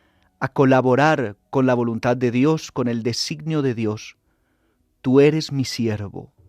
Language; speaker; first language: Spanish; native; Spanish